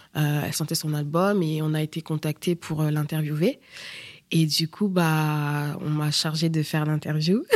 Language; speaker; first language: French; early bilingual, other home language; Bambara